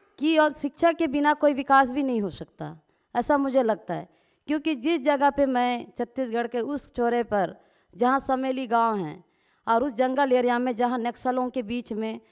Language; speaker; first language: Hindi; non-native, local second language; Gondi